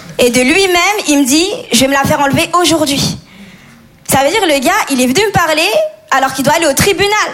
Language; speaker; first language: French; early bilingual, other home language; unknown